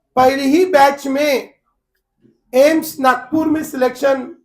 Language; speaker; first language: Hindi; non-native, local second language; Marathi